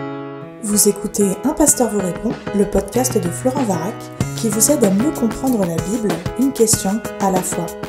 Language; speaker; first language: French; native; French